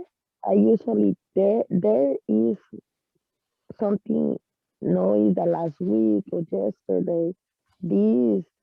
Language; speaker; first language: English; non-native, learner; Spanish